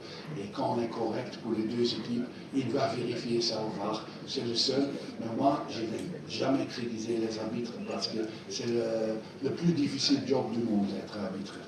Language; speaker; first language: French; non-native, fluent; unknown